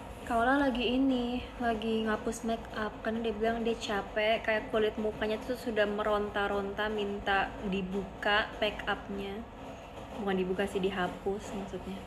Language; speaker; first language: Indonesian; native; Indonesian